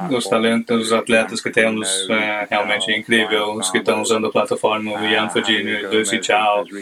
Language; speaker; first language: Portuguese; non-native, fluent; English